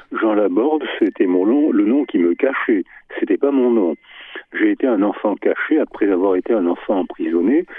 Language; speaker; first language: French; native; French